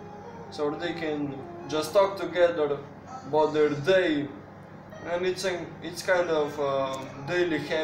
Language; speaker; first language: English; non-native, fluent; Slovenian